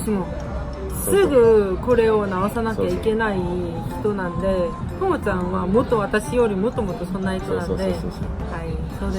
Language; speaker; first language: Japanese; non-native, fluent; Korean